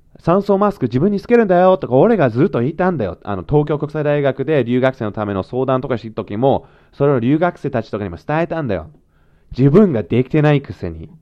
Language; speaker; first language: Japanese; non-native, fluent; English